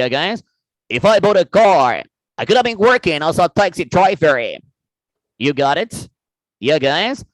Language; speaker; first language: English; non-native, fluent; Spanish